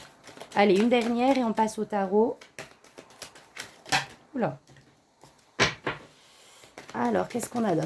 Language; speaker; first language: French; native; French